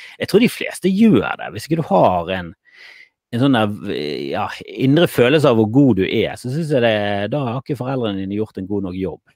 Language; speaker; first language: Norwegian; native; Norwegian